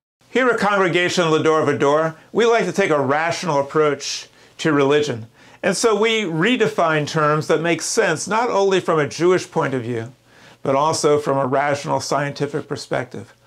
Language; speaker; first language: English; native; English